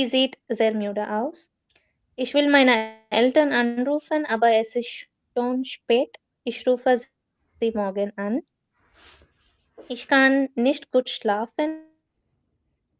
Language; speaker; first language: German; non-native, learner; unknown